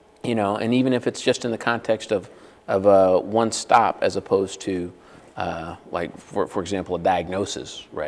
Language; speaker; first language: English; native; English